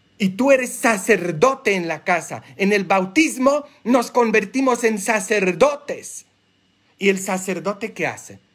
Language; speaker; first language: Spanish; non-native, fluent; Polish